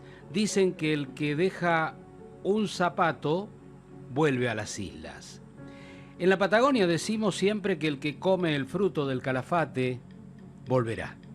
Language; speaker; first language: Spanish; native; Spanish